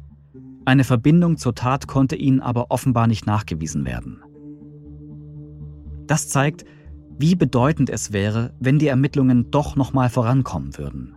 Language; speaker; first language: German; native; German